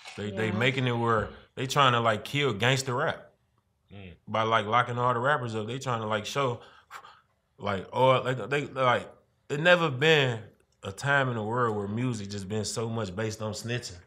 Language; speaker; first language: English; native; English